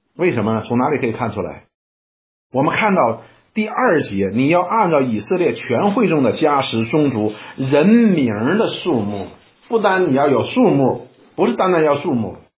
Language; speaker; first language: Chinese; native; Chinese